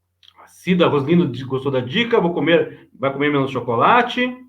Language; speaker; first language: Portuguese; native; Portuguese